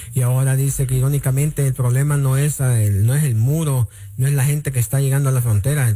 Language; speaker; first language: Spanish; native; Spanish